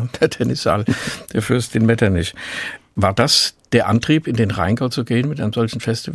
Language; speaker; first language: German; native; German